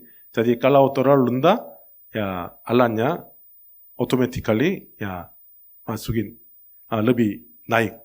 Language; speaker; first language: Indonesian; non-native, fluent; Korean